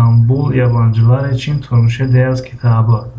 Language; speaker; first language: Turkish; non-native, fluent; Tajik